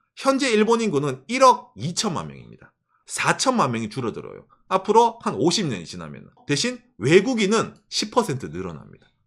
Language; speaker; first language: Korean; native; Korean